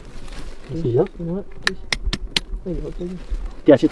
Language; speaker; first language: French; non-native, learner; Central Atlas Tamazight